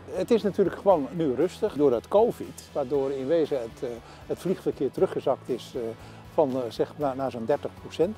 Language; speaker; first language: Dutch; native; Dutch